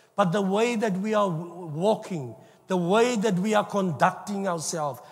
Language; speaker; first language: English; non-native, local second language; Afrikaans